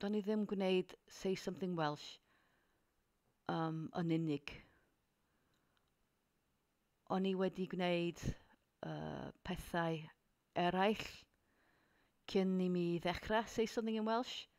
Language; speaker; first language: Welsh; non-native, learner; English